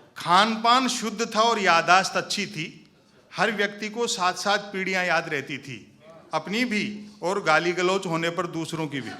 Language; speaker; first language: Hindi; native; Hindi